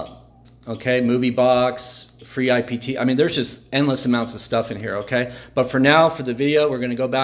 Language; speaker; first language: English; native; English